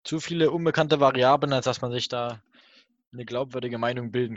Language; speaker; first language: German; native; German